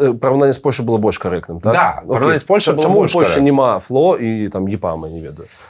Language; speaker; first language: Belarusian; non-native, local second language; Russian